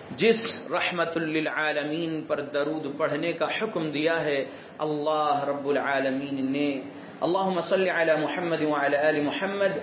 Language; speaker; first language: Urdu; native; Urdu